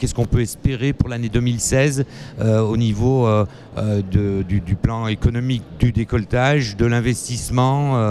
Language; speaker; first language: French; native; French